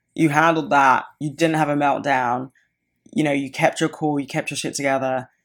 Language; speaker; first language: English; native; English